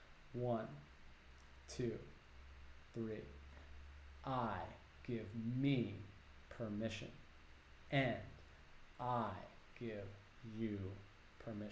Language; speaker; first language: English; native; English